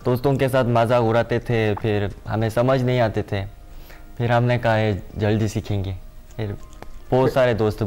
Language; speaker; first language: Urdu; non-native, learner; Korean